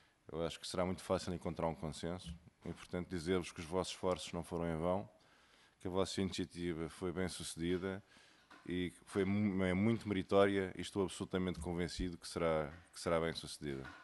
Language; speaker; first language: Portuguese; native; Portuguese